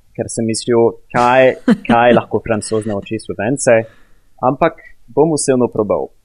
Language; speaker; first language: Slovenian; non-native, fluent; French